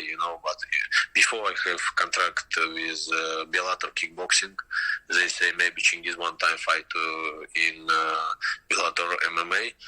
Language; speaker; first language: English; non-native, learner; Russian